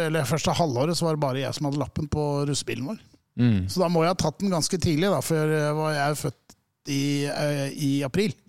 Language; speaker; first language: Norwegian; native; Norwegian